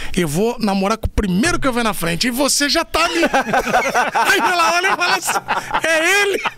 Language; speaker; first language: Portuguese; native; Portuguese